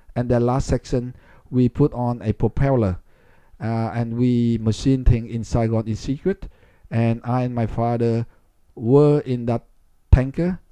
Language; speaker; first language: English; non-native, fluent; Vietnamese